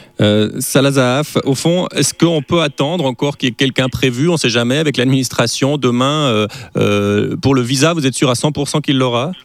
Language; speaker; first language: French; native; French